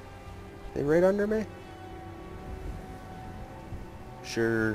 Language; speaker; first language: English; native; English